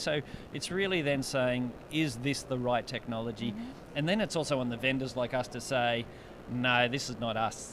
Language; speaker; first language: English; native; English